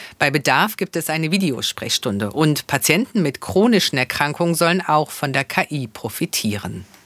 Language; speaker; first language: German; native; German